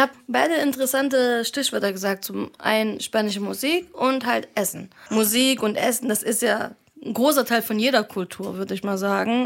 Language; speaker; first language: German; native; German